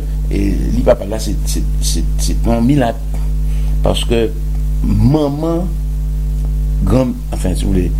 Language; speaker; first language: French; non-native, local second language; Guadeloupean Creole French